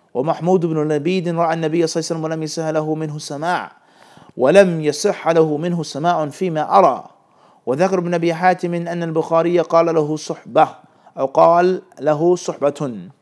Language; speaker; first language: Arabic; non-native, fluent; English